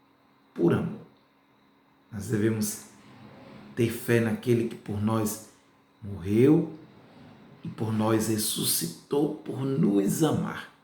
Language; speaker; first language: Portuguese; native; Portuguese